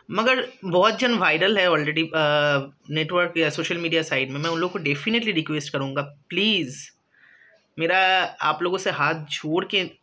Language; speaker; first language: Hindi; non-native, local second language; Bangla